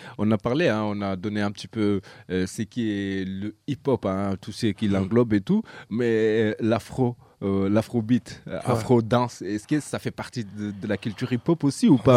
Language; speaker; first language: French; native; French